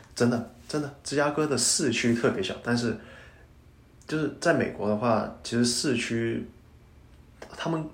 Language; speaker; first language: Chinese; non-native, local second language; Cantonese